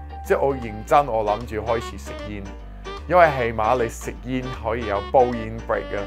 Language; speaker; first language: Chinese; non-native, fluent; English